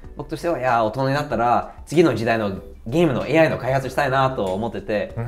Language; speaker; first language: Japanese; non-native, fluent; English